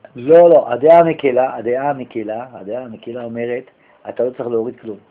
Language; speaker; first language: Hebrew; native; Hebrew